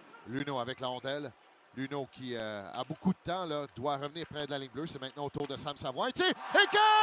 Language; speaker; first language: French; native; French